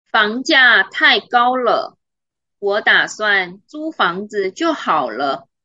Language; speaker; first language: Chinese; native; Chinese